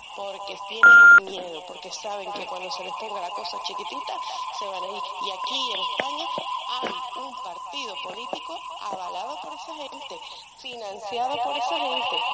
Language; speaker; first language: Spanish; native; Spanish